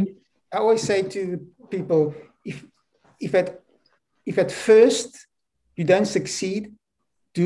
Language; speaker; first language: English; non-native, local second language; Afrikaans